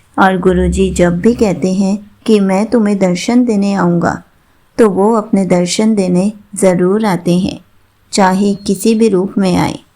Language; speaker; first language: Hindi; native; Hindi